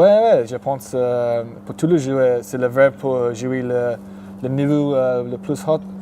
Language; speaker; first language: French; non-native, learner; English